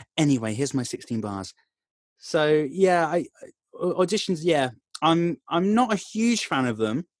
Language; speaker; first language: English; native; English